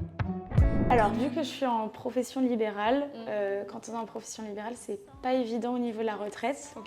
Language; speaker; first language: French; native; French